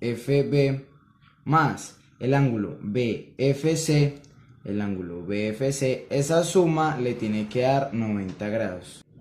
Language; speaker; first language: Spanish; native; Spanish